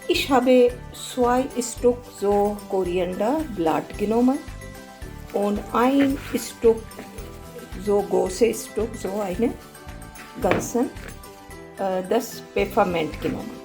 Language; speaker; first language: German; non-native, learner; Hindi